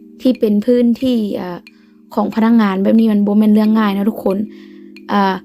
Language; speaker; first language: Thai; non-native, local second language; Lao